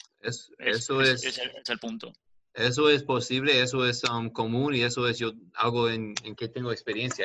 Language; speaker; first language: Spanish; non-native, learner; English